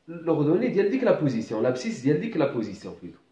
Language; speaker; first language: French; non-native, local second language; Arabic